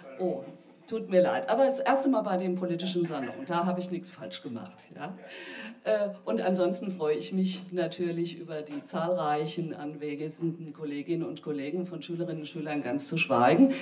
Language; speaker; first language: German; native; German